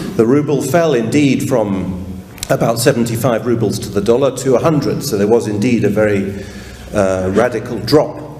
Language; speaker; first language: English; native; English